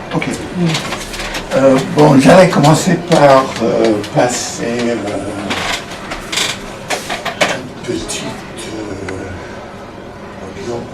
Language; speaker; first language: French; non-native, fluent; English